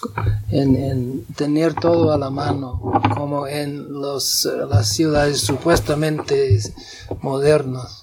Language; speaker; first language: Spanish; non-native, fluent; English